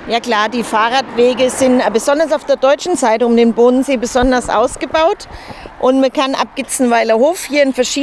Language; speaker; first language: German; native; German